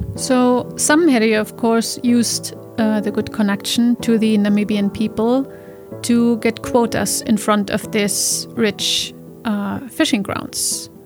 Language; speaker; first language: English; non-native, fluent; German